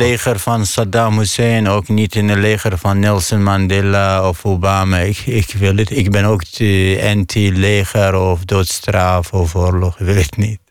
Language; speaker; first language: Dutch; non-native, fluent; Arabic